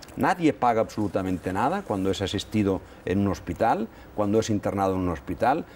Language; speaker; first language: Spanish; non-native, local second language; Catalan